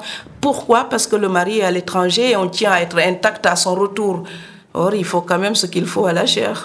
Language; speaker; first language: French; non-native, local second language; Serer